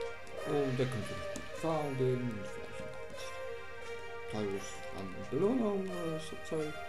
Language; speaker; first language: German; native; German